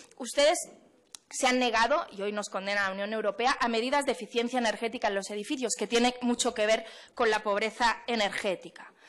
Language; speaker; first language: Spanish; non-native, local second language; Catalan